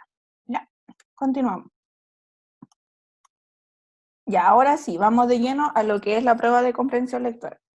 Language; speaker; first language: Spanish; native; Spanish